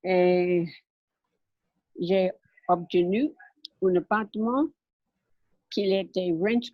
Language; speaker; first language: French; non-native, learner; English